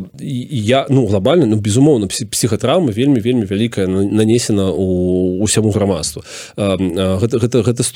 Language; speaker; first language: Belarusian; non-native, local second language; Russian